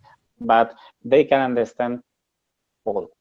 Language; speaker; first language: English; non-native, learner; Spanish